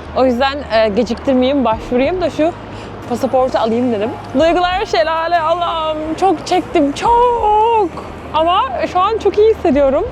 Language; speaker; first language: Turkish; native; Turkish